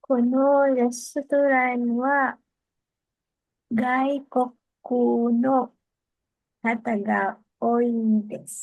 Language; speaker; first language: Japanese; non-native, learner; Filipino